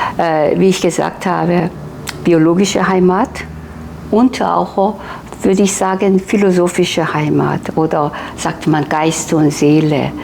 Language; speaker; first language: German; non-native, fluent; Korean